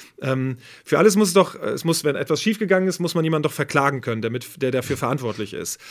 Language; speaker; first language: German; native; German